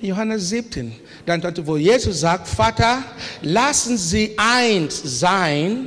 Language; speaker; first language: German; non-native, learner; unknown